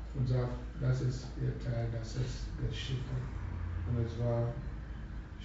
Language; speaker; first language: German; non-native, fluent; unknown